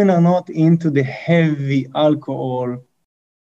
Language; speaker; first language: English; non-native, fluent; Hebrew